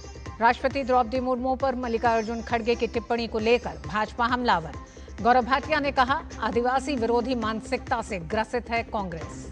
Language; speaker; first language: Hindi; native; Hindi